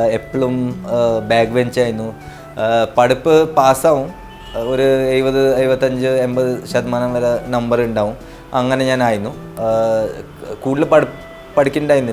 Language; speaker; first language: Malayalam; early bilingual, heritage; Malayalam